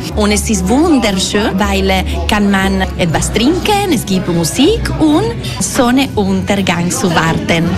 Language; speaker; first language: German; non-native, fluent; Italian